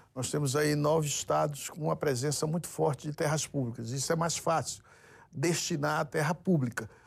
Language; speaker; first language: Portuguese; native; Portuguese